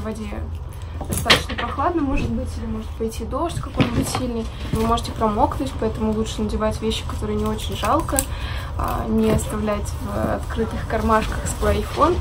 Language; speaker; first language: Russian; native; Russian